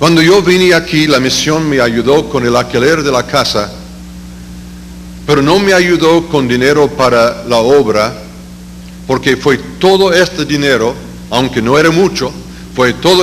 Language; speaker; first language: Spanish; non-native, fluent; English